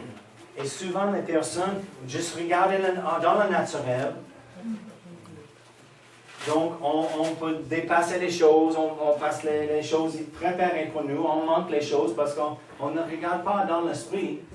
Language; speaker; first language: French; non-native, fluent; English